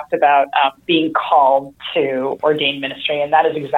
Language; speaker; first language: English; native; English